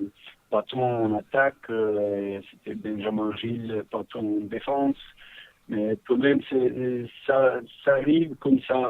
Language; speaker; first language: French; non-native, fluent; Bosnian